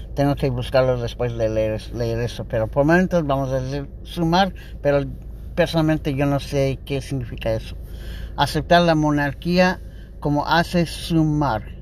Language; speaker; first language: Spanish; non-native, learner; English